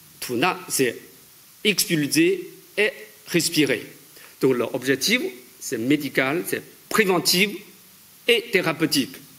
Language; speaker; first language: French; non-native, fluent; Chinese